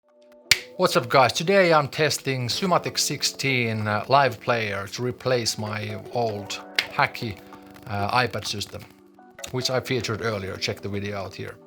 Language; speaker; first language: English; non-native, fluent; Finnish